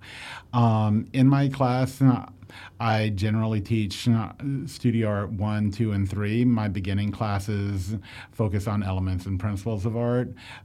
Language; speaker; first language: English; native; English